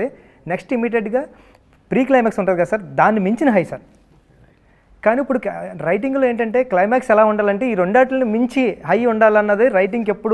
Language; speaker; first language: Telugu; native; Telugu